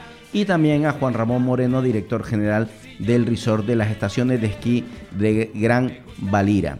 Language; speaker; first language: Spanish; native; Spanish